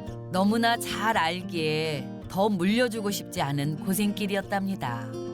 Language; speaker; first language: Korean; native; Korean